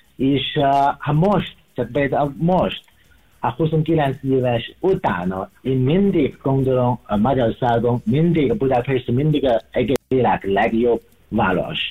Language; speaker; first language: Hungarian; non-native, learner; Chinese